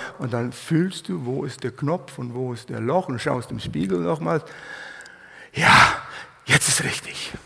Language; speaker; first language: German; non-native, fluent; English